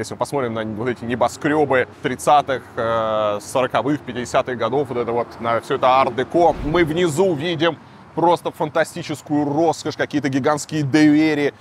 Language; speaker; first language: Russian; native; Russian